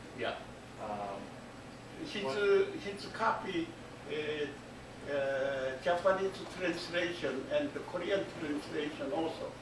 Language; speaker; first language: English; non-native, learner; Korean